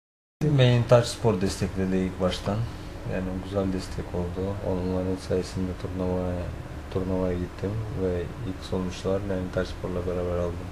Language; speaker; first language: Turkish; non-native, fluent; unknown